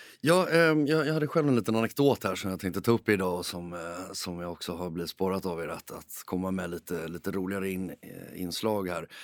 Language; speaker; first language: Swedish; early bilingual, heritage; Swedish